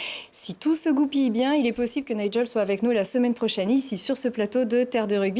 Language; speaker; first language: French; native; French